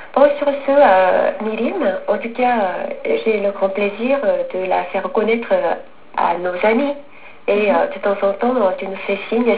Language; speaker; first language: French; non-native, fluent; Korean